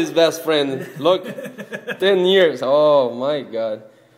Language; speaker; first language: English; non-native, learner; Portuguese